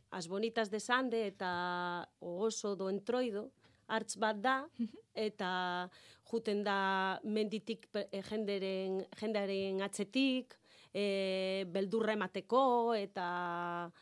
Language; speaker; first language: Basque; non-native, learner; Galician